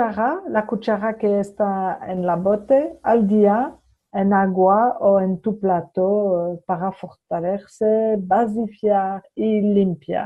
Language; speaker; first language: Spanish; non-native, fluent; French